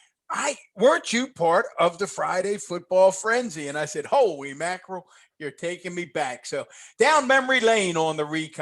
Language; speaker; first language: English; native; English